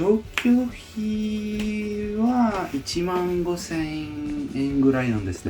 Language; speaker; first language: Japanese; non-native, learner; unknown